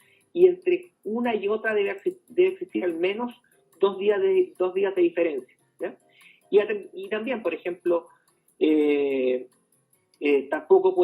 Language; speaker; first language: Spanish; native; Spanish